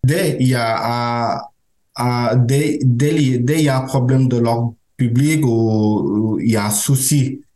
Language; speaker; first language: French; non-native, learner; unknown